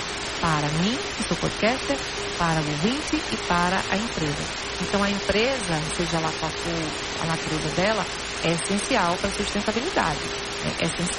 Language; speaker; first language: Portuguese; native; Portuguese